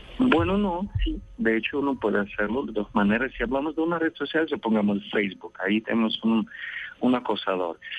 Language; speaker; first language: Spanish; non-native, fluent; Russian